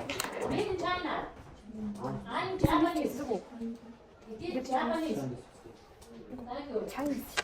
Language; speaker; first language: English; non-native, learner; Mongolian